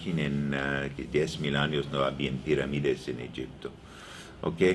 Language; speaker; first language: Spanish; non-native, learner; English